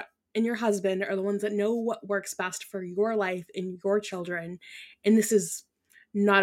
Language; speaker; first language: English; non-native, local second language; Irish